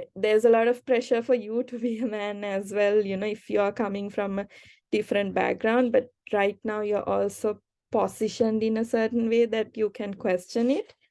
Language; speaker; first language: English; non-native, local second language; Sinhala